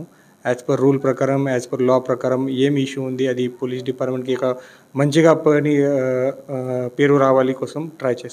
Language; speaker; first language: Telugu; non-native, learner; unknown